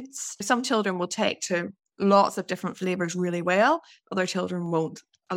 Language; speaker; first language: English; native; English